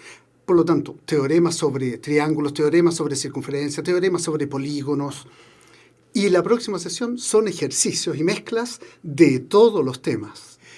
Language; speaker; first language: Spanish; native; Spanish